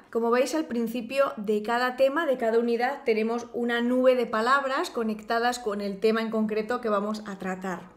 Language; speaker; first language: Spanish; native; Spanish